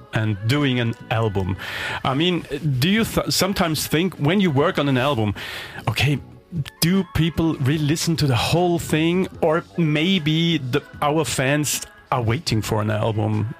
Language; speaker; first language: English; non-native, fluent; German